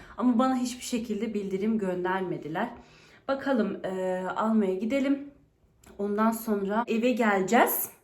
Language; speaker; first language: Turkish; early bilingual, heritage; Turkish